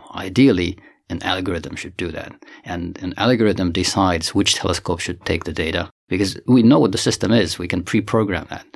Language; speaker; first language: English; non-native, fluent; Finnish